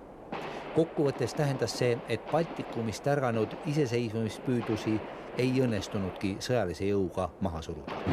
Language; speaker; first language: Estonian; native; Estonian